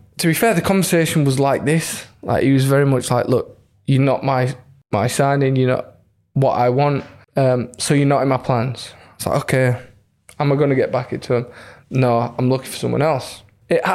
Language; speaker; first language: English; native; English